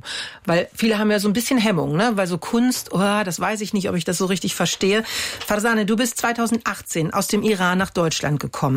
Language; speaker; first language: German; native; German